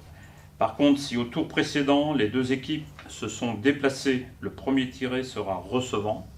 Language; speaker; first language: French; native; French